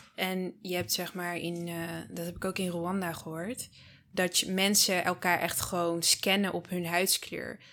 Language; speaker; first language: Dutch; early bilingual, other home language; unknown